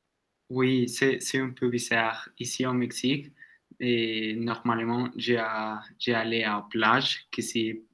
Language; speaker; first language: French; non-native, learner; Spanish